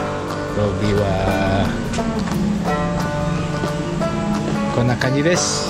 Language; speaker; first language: Japanese; non-native, learner; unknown